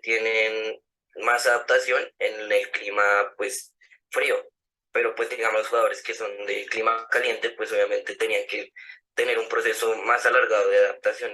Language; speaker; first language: Spanish; native; Spanish